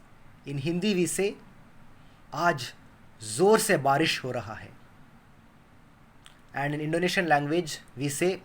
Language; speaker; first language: Hindi; non-native, local second language; Kannada